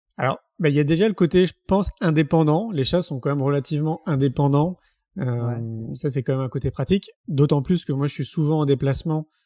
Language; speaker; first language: French; native; French